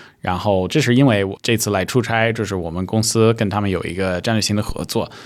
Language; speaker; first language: Chinese; early bilingual, heritage; Chinese